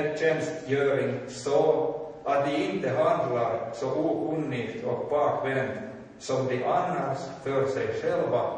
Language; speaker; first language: Swedish; non-native, local second language; Finnish